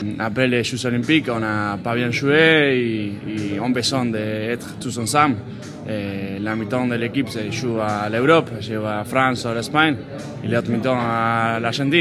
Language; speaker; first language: French; non-native, fluent; Spanish